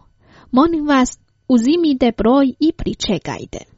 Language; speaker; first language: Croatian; non-native, fluent; Chinese